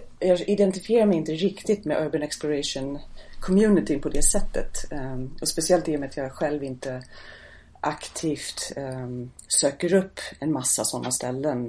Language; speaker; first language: Swedish; non-native, fluent; English